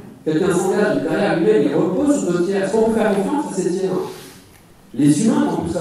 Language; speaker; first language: French; native; French